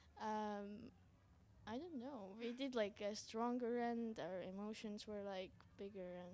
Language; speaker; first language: English; non-native, fluent; Estonian